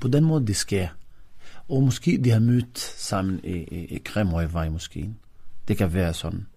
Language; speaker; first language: Danish; non-native, fluent; Arabic